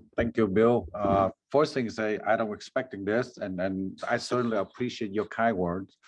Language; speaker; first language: English; non-native, fluent; Vietnamese